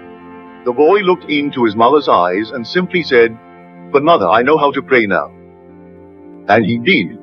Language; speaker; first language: English; native; English